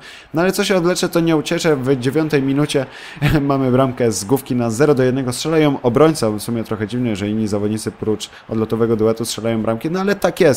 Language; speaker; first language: Polish; native; Polish